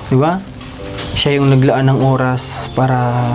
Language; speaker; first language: Filipino; native; Filipino